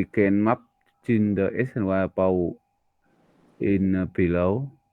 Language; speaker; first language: English; non-native, learner; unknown